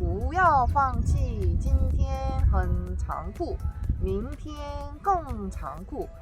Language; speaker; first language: Chinese; non-native, learner; Korean